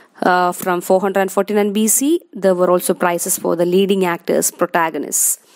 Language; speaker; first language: English; non-native, local second language; Malayalam